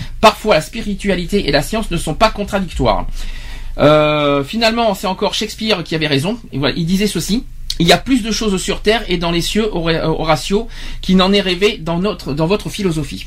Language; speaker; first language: French; native; French